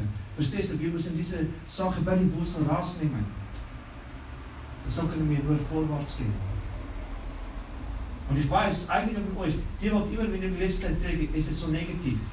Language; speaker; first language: German; non-native, fluent; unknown